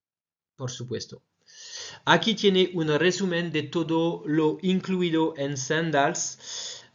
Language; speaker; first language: Spanish; non-native, fluent; French